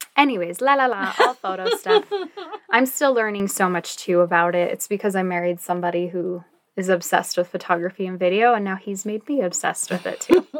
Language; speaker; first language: English; native; English